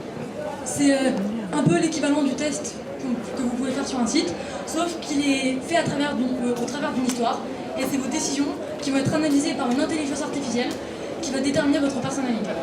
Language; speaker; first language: French; native; French